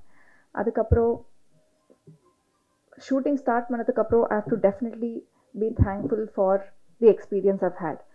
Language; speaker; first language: Tamil; non-native, learner; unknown